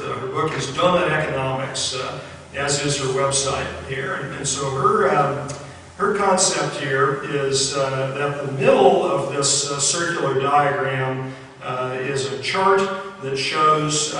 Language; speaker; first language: English; native; English